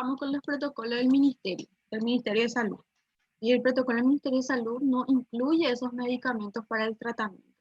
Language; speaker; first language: Spanish; native; Spanish